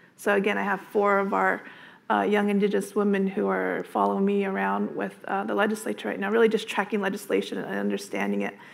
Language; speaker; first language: English; native; English